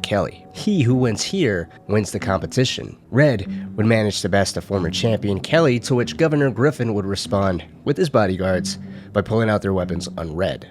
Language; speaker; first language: English; native; English